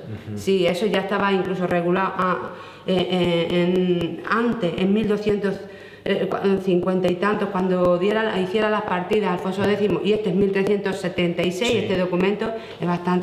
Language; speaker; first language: Spanish; native; Spanish